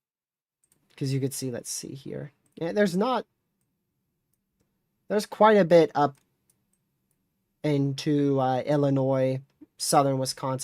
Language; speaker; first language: English; native; English